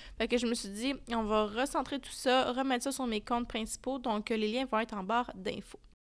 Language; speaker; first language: French; native; French